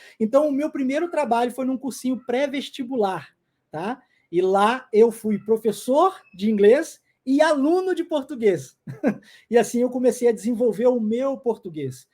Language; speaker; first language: Portuguese; non-native, fluent; English